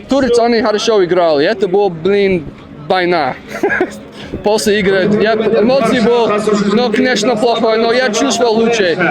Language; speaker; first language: Russian; non-native, learner; English